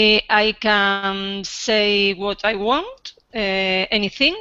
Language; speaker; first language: English; non-native, learner; Spanish